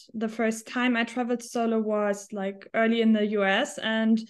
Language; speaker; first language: English; non-native, fluent; German